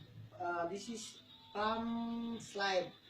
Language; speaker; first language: English; non-native, learner; Indonesian